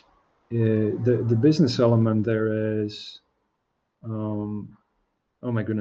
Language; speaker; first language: English; non-native, fluent; Slovak